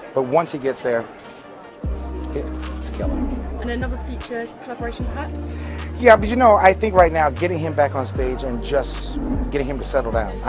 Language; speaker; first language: English; native; English